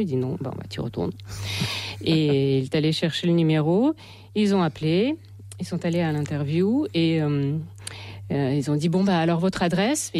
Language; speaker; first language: French; non-native, fluent; Russian